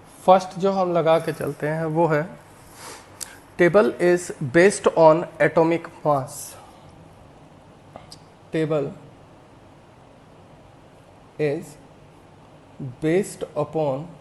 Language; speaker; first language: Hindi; native; Hindi